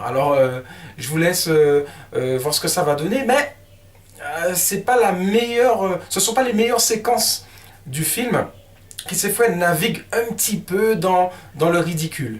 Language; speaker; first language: French; native; French